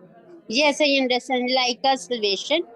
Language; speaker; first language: English; non-native, learner; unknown